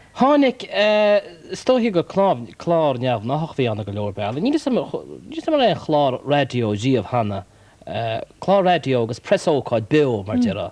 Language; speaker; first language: Irish; native; Irish